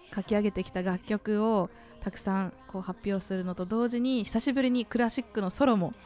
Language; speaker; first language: Japanese; native; Japanese